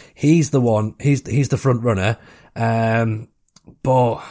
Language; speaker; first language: English; native; English